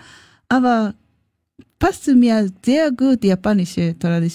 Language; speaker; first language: German; non-native, learner; Japanese